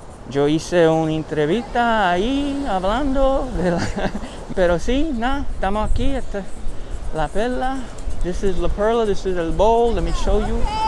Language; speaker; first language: English; native; English